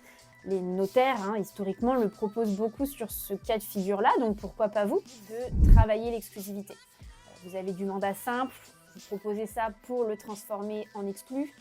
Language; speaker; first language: French; native; French